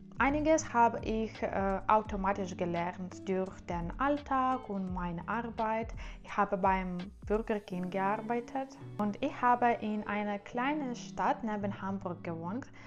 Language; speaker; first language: German; non-native, learner; Ukrainian